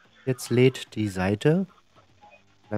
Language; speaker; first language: German; native; German